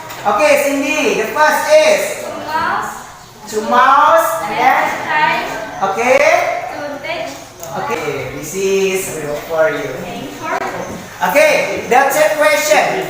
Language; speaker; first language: English; non-native, learner; Indonesian